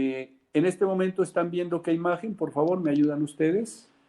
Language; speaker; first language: Spanish; native; Spanish